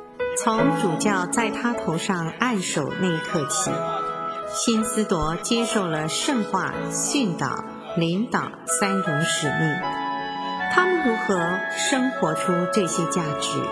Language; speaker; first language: Chinese; native; Chinese